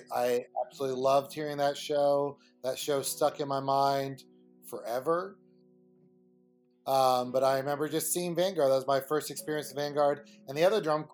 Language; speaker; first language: English; native; English